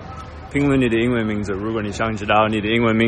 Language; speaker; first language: Chinese; non-native, fluent; English